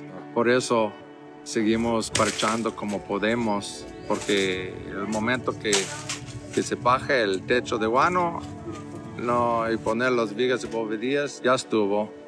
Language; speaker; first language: Spanish; non-native, fluent; English